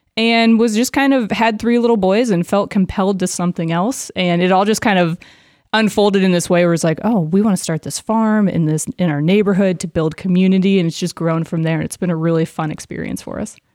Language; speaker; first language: English; native; English